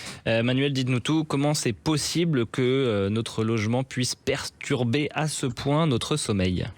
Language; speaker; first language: French; native; French